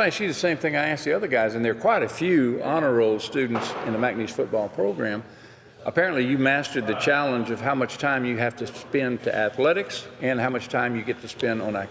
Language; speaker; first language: English; native; English